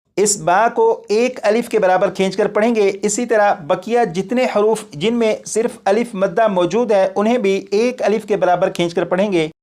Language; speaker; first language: Urdu; native; Urdu